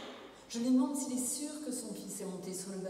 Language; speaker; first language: French; native; French